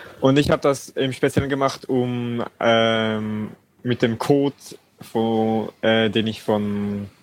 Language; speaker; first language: German; native; German